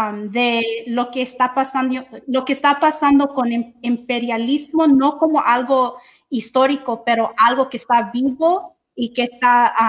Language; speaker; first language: Spanish; early bilingual, heritage; English